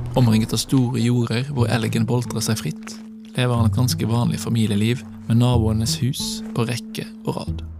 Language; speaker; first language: Norwegian; native; Norwegian